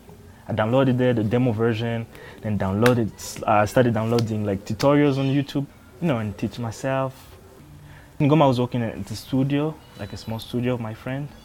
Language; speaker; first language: English; non-native, learner; French